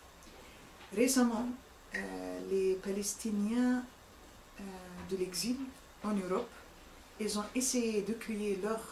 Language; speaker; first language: French; non-native, fluent; Arabic